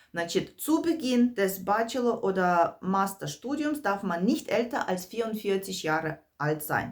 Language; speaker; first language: German; non-native, fluent; Ukrainian